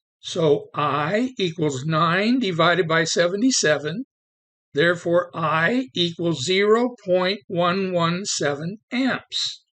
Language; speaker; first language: English; native; English